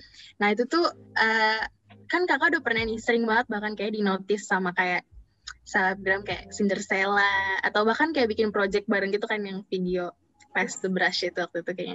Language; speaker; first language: Indonesian; native; Indonesian